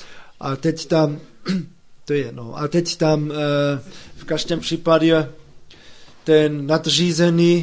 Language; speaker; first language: Czech; non-native, fluent; German